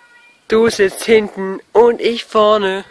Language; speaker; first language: German; native; German